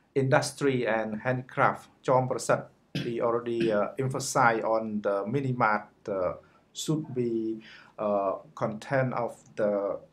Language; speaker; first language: English; non-native, learner; Khmer